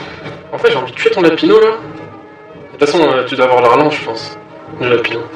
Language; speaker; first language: French; native; French